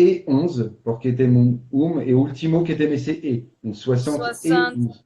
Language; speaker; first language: Portuguese; non-native, fluent; French